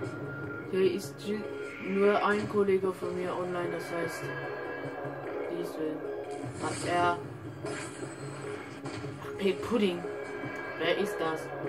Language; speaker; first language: German; non-native, learner; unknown